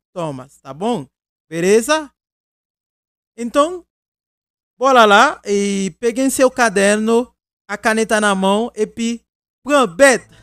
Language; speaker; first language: Portuguese; non-native, fluent; Haitian Creole